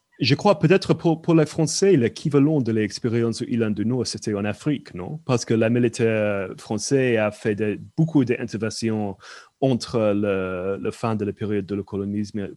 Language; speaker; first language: French; non-native, fluent; English